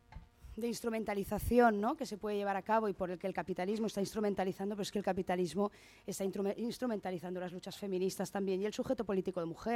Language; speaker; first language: Spanish; native; Spanish